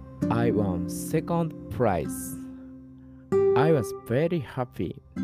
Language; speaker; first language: English; non-native, fluent; Japanese